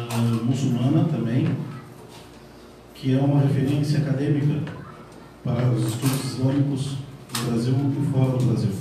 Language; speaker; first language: Portuguese; non-native, fluent; Arabic